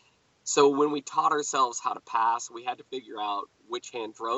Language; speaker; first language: English; native; English